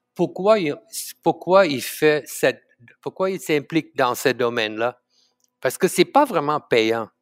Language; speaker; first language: French; non-native, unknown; Tamil